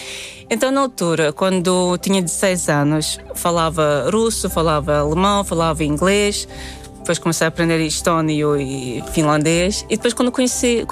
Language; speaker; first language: Portuguese; non-native, fluent; Latvian